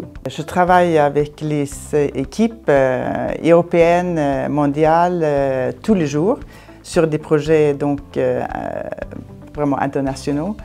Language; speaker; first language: French; non-native, fluent; Swedish